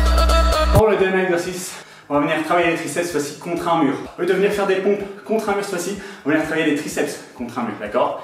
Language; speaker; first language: French; native; French